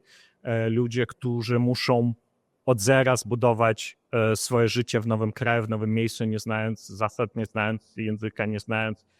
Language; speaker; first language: Polish; non-native, fluent; Ukrainian